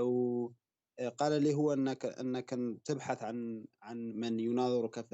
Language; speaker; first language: Arabic; native; Arabic